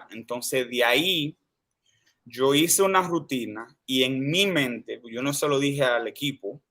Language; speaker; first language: Spanish; early bilingual, heritage; Spanish